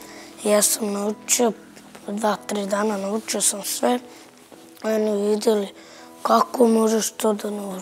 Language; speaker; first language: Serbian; non-native, local second language; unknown